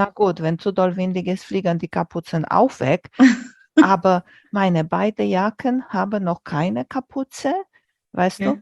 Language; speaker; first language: German; non-native, fluent; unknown